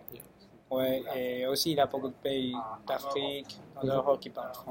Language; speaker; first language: French; early bilingual, other home language; Chinese